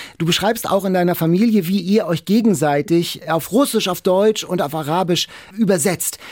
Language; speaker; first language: German; native; German